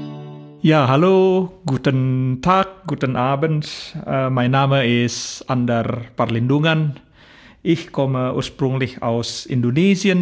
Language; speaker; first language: German; non-native, fluent; Indonesian